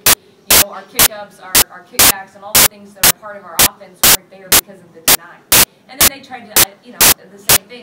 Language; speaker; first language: English; native; English